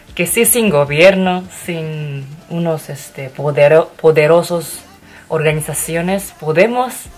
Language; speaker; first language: Spanish; non-native, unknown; Japanese